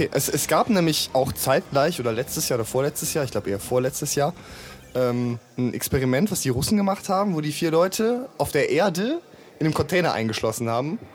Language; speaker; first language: German; native; German